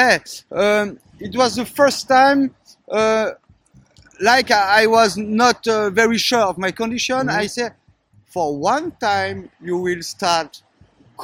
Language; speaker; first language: English; non-native, learner; French